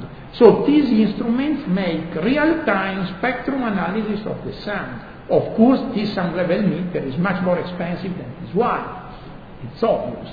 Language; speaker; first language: English; non-native, fluent; Italian